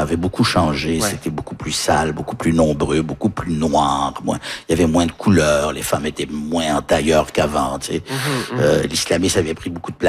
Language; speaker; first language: French; native; French